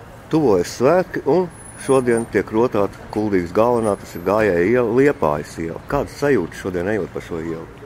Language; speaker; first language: Latvian; native; Latvian